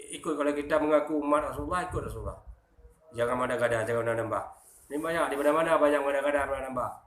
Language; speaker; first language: Malay; non-native, local second language; Achinese